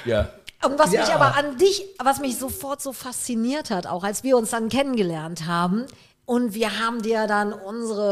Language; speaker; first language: German; native; German